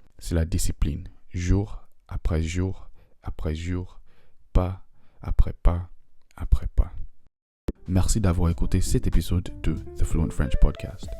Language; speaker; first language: French; non-native, fluent; English